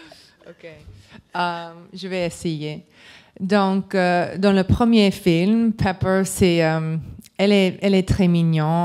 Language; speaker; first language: French; non-native, learner; English